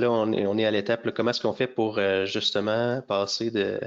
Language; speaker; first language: French; native; French